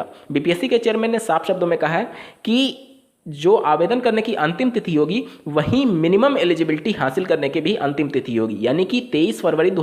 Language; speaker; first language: Hindi; native; Hindi